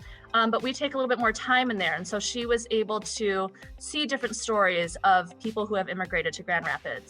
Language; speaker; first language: English; native; English